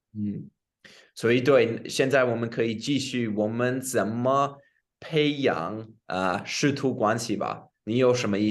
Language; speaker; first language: Chinese; non-native, fluent; English